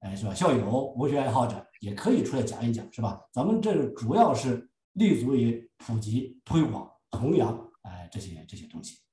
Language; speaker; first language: Chinese; native; Chinese